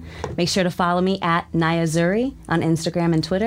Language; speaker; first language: English; early bilingual, other home language; Russian